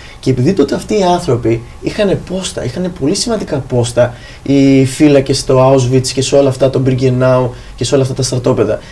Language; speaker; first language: Greek; native; Greek